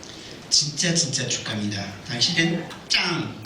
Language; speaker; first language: Korean; non-native, learner; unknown